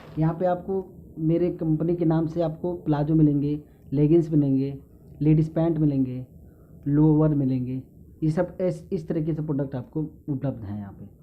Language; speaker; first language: Hindi; native; Hindi